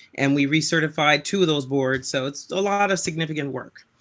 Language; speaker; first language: English; native; English